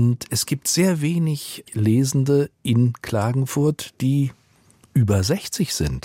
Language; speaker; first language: German; native; German